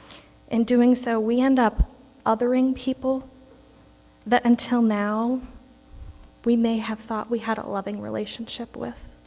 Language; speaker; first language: English; native; English